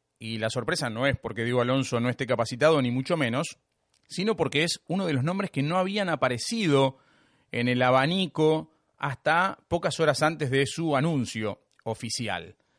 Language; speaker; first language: Spanish; native; Spanish